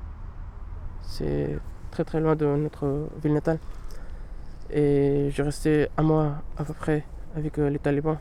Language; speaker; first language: French; non-native, learner; Pashto